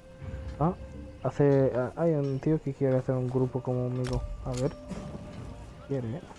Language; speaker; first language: Spanish; non-native, learner; French